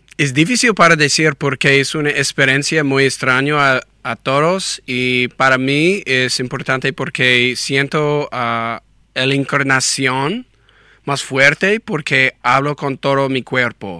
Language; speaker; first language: Spanish; non-native, learner; English